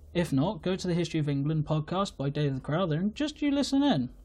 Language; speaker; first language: English; native; English